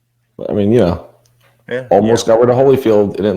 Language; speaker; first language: English; native; English